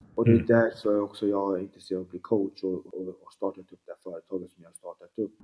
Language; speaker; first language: Swedish; early bilingual, other home language; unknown